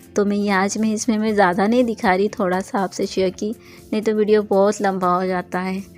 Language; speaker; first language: Hindi; non-native, local second language; Bangla